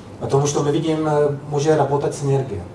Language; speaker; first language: Russian; non-native, learner; Czech